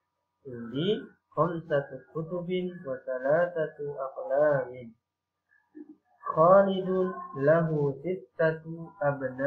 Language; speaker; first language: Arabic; non-native, fluent; Indonesian